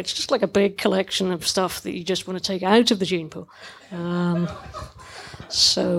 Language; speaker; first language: English; native; English